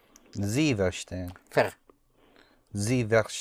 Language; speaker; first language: German; non-native, learner; English